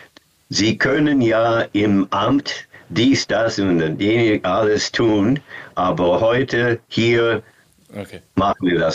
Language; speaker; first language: German; non-native, fluent; English